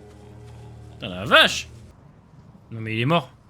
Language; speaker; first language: French; native; French